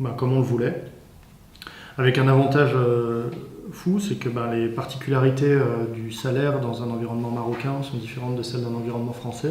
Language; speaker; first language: French; native; French